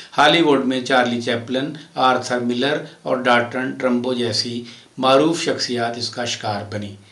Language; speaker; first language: Urdu; non-native, local second language; Punjabi